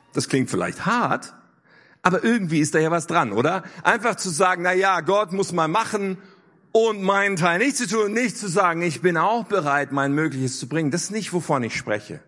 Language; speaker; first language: German; native; German